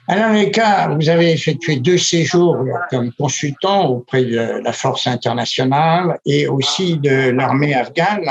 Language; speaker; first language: French; native; French